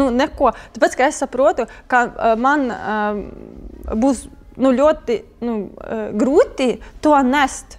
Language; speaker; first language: Latvian; non-native, learner; Ukrainian